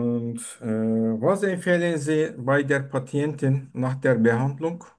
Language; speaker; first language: German; non-native, learner; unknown